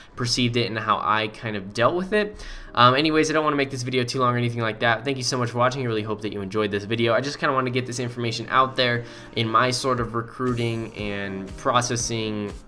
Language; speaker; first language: English; native; English